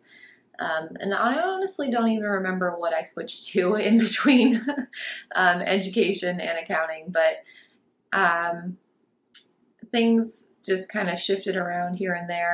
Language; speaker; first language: English; native; English